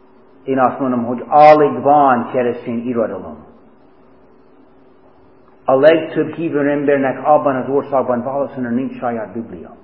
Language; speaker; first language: Hungarian; non-native, fluent; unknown